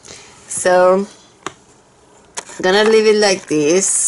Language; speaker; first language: English; non-native, fluent; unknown